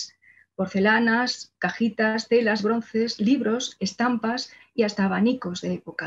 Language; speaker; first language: Spanish; native; Spanish